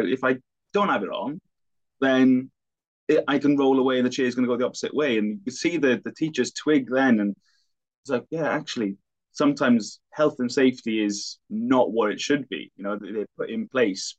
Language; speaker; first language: English; native; English